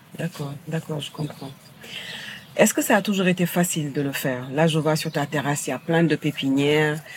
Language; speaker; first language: French; non-native, local second language; Wolof